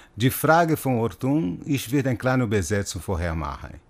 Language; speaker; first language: German; non-native, fluent; Portuguese